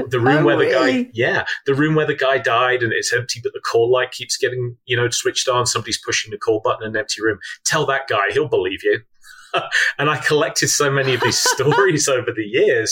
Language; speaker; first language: English; native; English